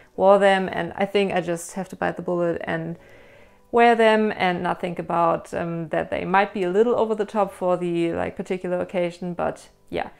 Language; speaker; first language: English; non-native, fluent; German